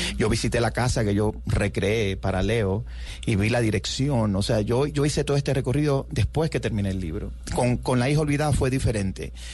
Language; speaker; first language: Spanish; native; Spanish